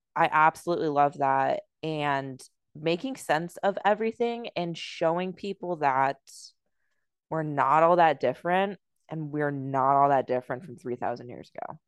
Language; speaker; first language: English; native; English